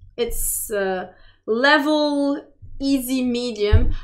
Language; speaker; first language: English; non-native, fluent; French